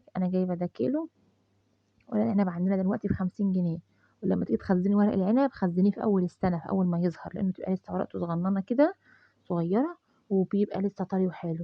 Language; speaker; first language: Arabic; native; Arabic